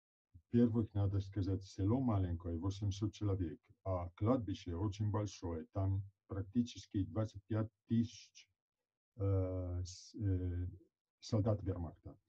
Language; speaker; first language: Russian; non-native, fluent; Italian